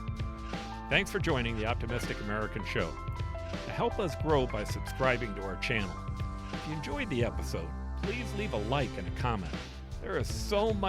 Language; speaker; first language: English; native; English